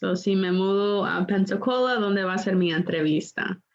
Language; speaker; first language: Spanish; non-native, local second language; English